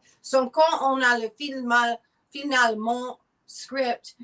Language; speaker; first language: French; non-native, learner; English